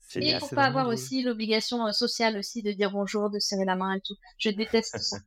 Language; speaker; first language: French; native; French